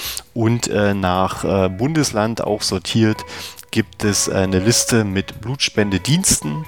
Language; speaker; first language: German; native; German